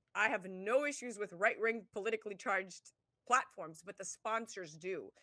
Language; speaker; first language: English; native; English